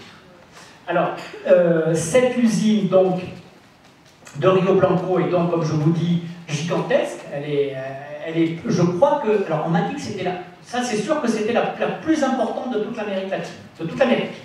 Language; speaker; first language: French; native; French